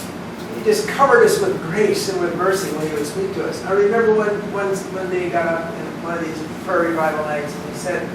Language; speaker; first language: English; native; English